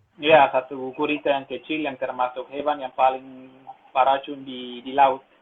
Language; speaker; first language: Indonesian; non-native, fluent; Swiss German